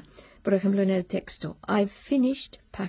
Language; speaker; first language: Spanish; non-native, fluent; English